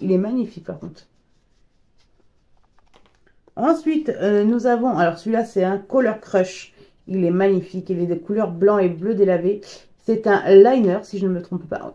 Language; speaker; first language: French; native; French